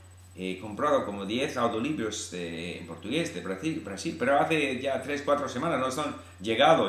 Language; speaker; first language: Spanish; non-native, fluent; English